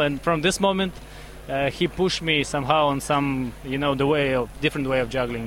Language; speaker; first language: English; non-native, learner; Russian